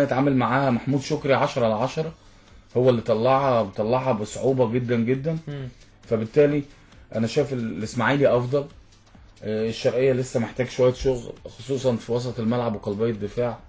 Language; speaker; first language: Arabic; native; Arabic